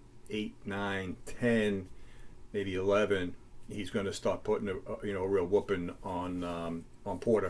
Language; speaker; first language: English; native; English